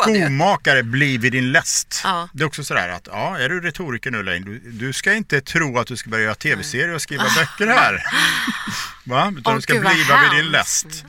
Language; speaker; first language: Swedish; native; Swedish